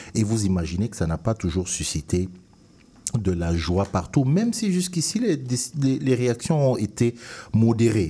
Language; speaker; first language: French; non-native, local second language; Duala